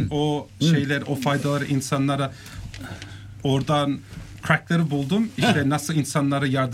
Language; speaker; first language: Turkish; early bilingual, heritage; Turkish